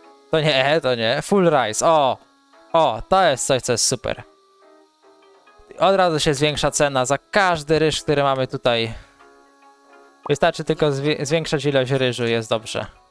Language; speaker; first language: Polish; native; Polish